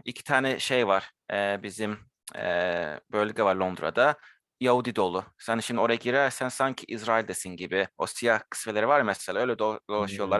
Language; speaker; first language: Turkish; early bilingual, heritage; Turkish